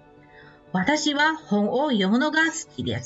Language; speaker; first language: Japanese; non-native, fluent; Indonesian